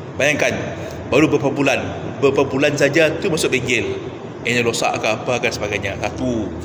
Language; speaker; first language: Malay; non-native, local second language; Iban